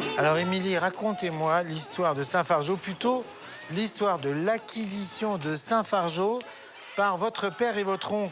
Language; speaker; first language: French; native; French